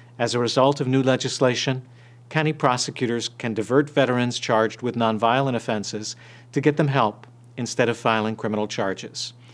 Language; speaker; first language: English; native; English